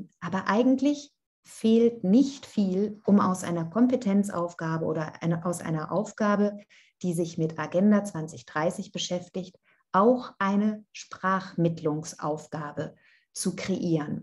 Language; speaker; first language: German; non-native, fluent; Italian